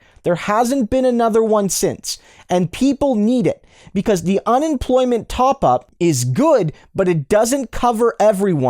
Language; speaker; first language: English; native; English